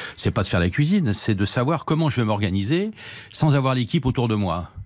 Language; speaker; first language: French; native; French